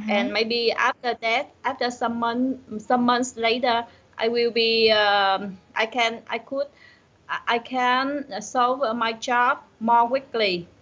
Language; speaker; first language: English; non-native, learner; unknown